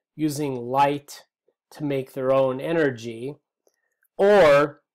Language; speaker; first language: English; native; English